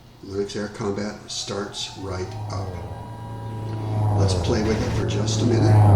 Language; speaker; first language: English; native; English